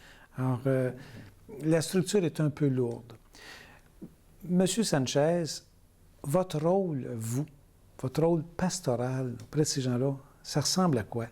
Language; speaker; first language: French; native; French